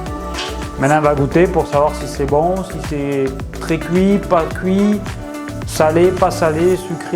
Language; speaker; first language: French; native; French